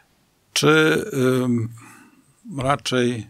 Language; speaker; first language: Polish; native; Polish